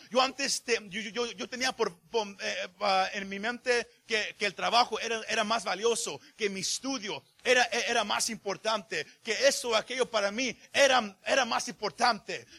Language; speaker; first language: Spanish; early bilingual, heritage; Spanish